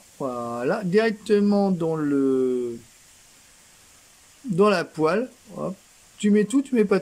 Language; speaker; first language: French; native; French